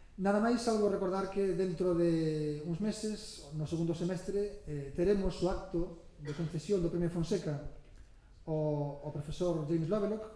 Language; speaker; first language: Galician; native; Galician